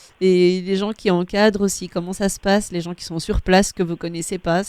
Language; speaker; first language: French; native; French